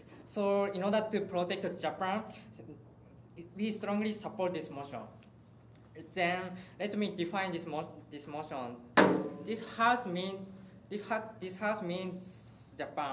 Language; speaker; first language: English; non-native, learner; Japanese